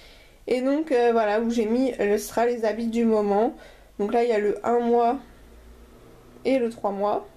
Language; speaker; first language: French; native; French